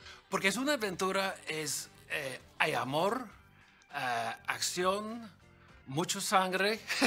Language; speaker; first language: Spanish; early bilingual, other home language; English